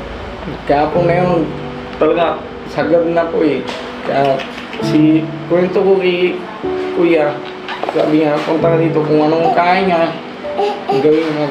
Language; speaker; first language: Filipino; non-native, learner; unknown